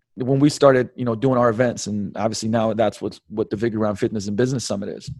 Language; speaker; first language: English; early bilingual, other home language; Slovenian